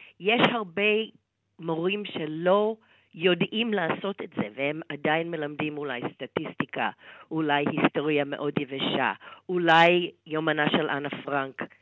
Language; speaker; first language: Hebrew; non-native, fluent; English